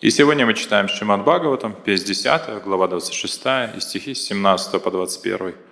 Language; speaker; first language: Russian; native; Russian